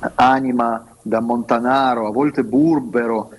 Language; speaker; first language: Italian; non-native, fluent; Russian